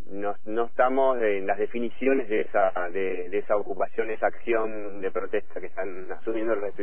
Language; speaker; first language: Spanish; native; Spanish